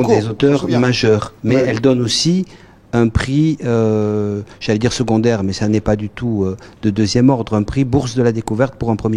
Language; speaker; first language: French; native; French